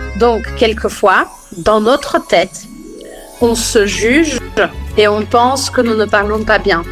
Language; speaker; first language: French; non-native, fluent; Spanish